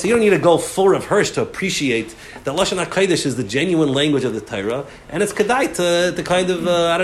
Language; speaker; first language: English; native; English